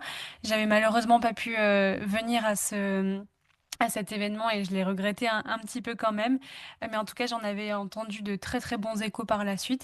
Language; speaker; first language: French; native; French